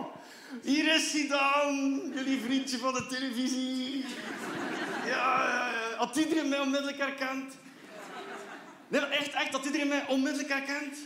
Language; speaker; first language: Dutch; native; Dutch